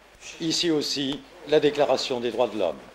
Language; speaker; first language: French; native; French